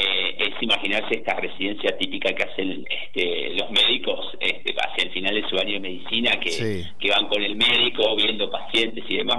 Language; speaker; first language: Spanish; native; Spanish